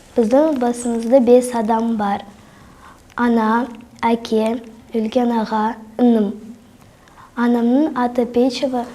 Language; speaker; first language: Kazakh; non-native, local second language; Russian